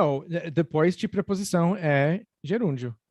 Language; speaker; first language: Portuguese; non-native, fluent; English